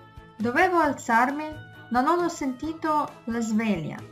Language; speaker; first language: Italian; non-native, fluent; Russian